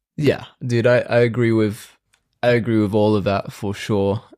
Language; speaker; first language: English; native; English